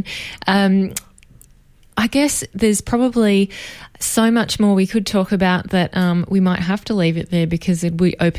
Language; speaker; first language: English; native; English